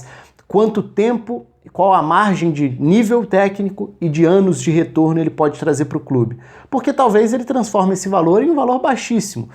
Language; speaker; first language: Portuguese; native; Portuguese